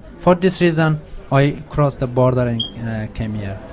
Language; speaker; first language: English; non-native, learner; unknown